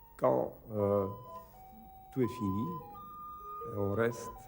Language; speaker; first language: French; non-native, fluent; Czech